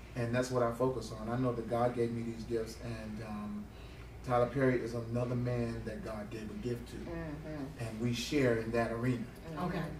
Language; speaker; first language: English; native; English